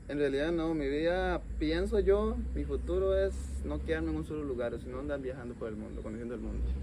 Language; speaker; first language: Spanish; native; Spanish